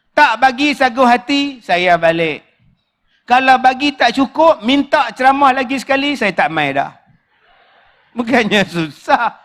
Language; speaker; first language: Malay; native; Malay